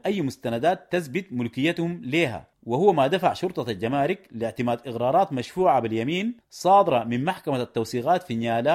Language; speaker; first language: Arabic; native; Arabic